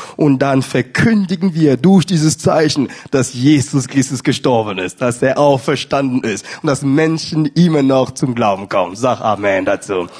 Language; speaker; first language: German; non-native, fluent; French